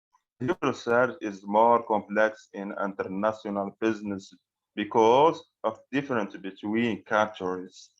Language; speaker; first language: English; non-native, fluent; Arabic